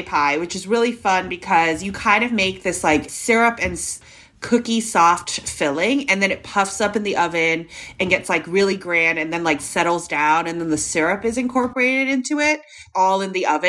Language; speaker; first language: English; non-native, local second language; Cantonese